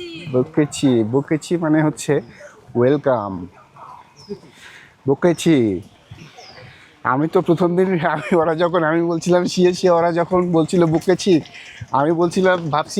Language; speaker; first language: Bangla; native; Bangla